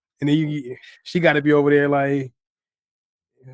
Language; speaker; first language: English; native; English